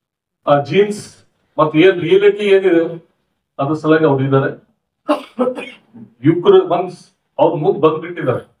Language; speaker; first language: Kannada; non-native, local second language; Urdu